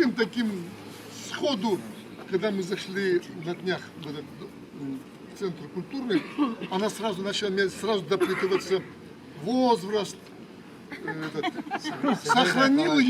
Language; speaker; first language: Russian; non-native, local second language; Karachay-Balkar